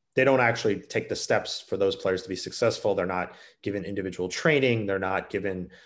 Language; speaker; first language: English; native; English